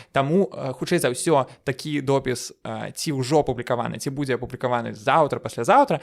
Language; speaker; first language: Belarusian; non-native, local second language; Russian